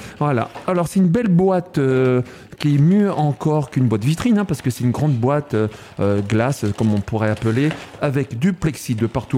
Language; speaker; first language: French; native; French